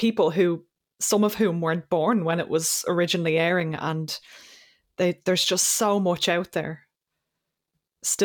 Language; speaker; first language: English; native; English